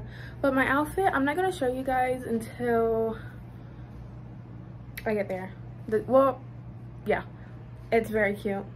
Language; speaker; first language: English; native; English